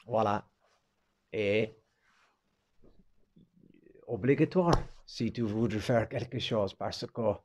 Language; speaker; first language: French; non-native, fluent; English